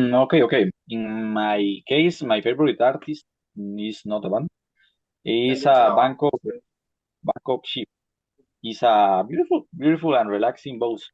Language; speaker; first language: English; non-native, learner; Spanish